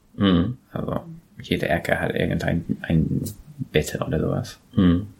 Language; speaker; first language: German; non-native, fluent; English